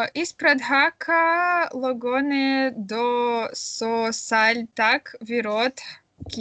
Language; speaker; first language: Hindi; non-native, learner; Russian